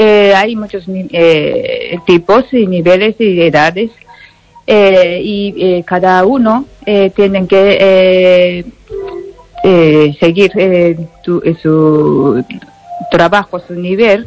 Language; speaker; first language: Spanish; non-native, learner; Japanese